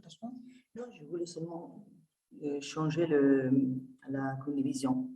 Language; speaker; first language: French; non-native, fluent; Italian